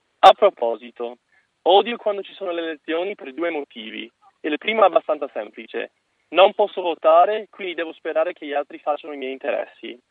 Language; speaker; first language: Italian; non-native, fluent; English